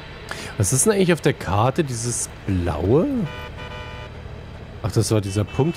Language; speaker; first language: German; native; German